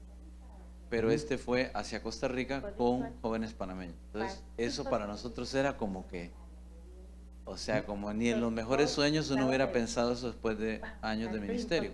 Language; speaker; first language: Spanish; native; Spanish